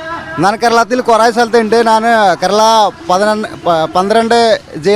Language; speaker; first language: Malayalam; non-native, learner; Bangla